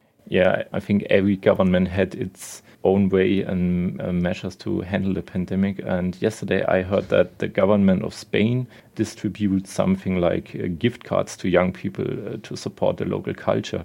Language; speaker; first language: English; non-native, fluent; German